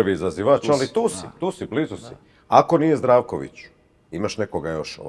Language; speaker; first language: Croatian; native; Croatian